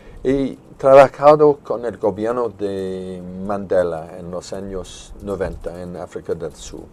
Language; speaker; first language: Spanish; non-native, fluent; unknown